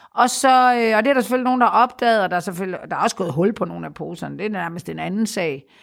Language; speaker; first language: Danish; native; Danish